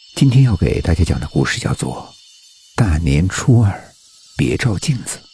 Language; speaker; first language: Chinese; native; Chinese